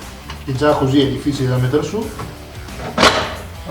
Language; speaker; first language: Italian; native; Italian